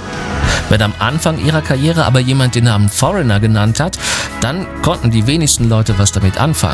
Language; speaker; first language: German; native; German